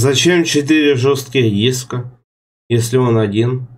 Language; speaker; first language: Russian; native; Russian